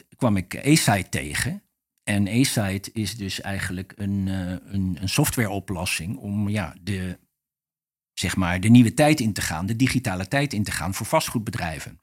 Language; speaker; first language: Dutch; native; Dutch